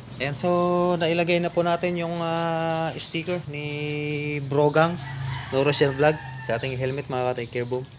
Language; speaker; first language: Filipino; non-native, local second language; Iloko